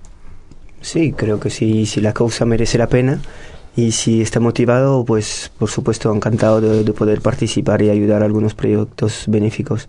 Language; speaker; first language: Spanish; non-native, fluent; French